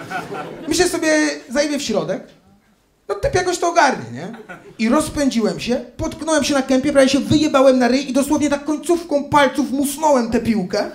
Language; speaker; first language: Polish; native; Polish